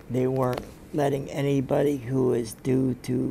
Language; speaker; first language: English; native; English